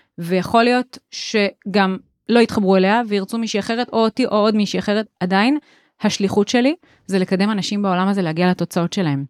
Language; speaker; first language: Hebrew; native; Hebrew